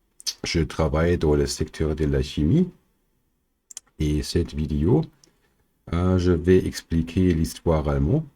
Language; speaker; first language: French; non-native, fluent; German